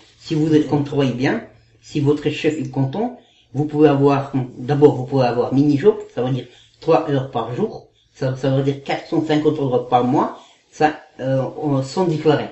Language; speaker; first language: French; non-native, learner; Kazakh